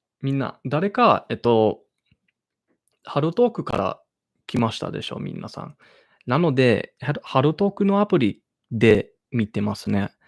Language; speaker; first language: Japanese; non-native, learner; English